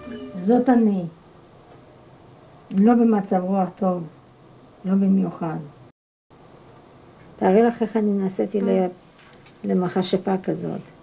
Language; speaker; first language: Hebrew; non-native, fluent; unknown